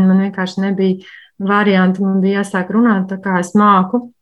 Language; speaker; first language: Latvian; native; Latvian